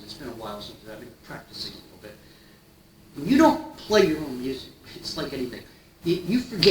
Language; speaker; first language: English; native; English